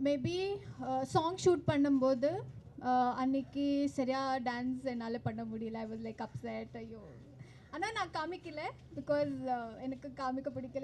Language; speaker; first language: Tamil; non-native, learner; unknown